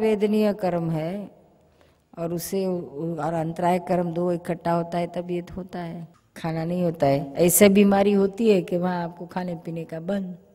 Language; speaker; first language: Hindi; non-native, local second language; Gujarati